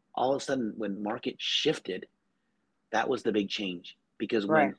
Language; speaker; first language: English; native; English